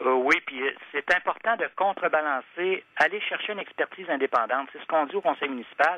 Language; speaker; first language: French; native; French